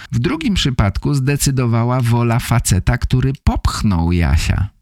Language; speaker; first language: Polish; native; Polish